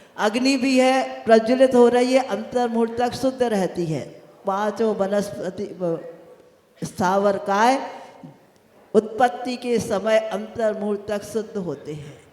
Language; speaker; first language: Hindi; native; Hindi